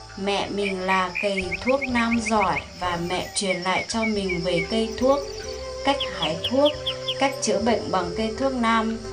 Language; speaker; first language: Vietnamese; non-native, local second language; Iu Mien